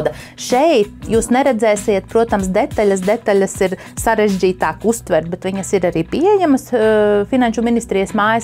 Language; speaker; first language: Latvian; native; Latvian